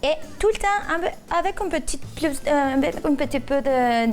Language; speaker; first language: French; non-native, fluent; Spanish